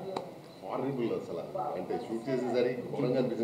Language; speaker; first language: Telugu; non-native, fluent; Kannada